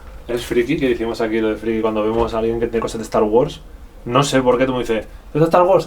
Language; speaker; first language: Spanish; native; Spanish